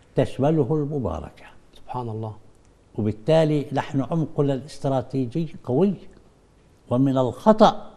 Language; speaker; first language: Arabic; native; Arabic